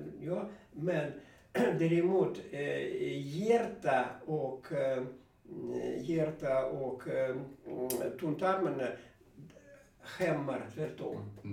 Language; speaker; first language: Swedish; non-native, fluent; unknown